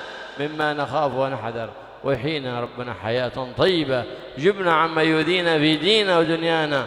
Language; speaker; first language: Arabic; native; Arabic